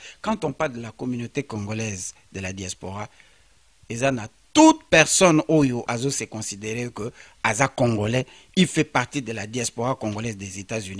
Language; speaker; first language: French; non-native, local second language; Lingala